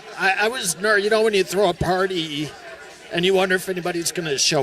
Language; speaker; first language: English; native; English